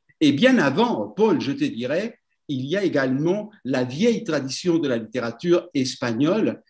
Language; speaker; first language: French; non-native, fluent; Spanish